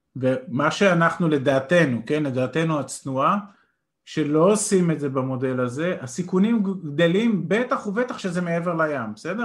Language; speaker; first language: Hebrew; native; Hebrew